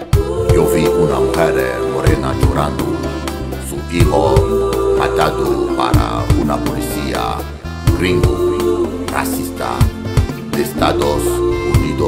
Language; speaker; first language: Spanish; non-native, learner; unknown